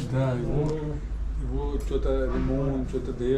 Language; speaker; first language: Russian; non-native, learner; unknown